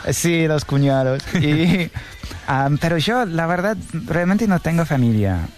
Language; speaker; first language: Spanish; non-native, fluent; English